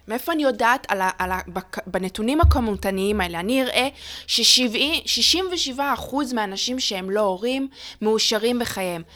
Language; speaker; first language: Hebrew; native; Hebrew